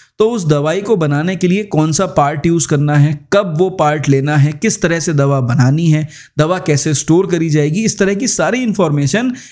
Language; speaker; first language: Hindi; native; Hindi